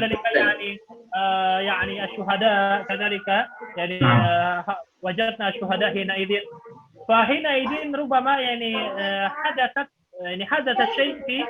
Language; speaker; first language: Arabic; non-native, fluent; Indonesian